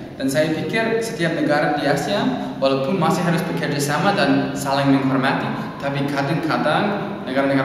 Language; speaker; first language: Indonesian; non-native, learner; English